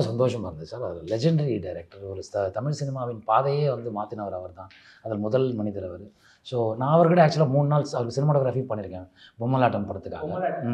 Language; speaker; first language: Tamil; native; Tamil